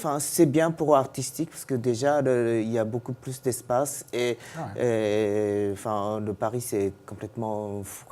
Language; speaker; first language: French; non-native, fluent; Japanese